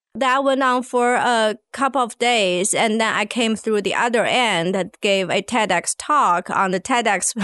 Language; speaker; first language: English; non-native, fluent; Chinese